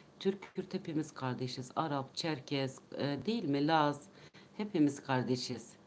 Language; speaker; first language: Turkish; non-native, local second language; Kurdish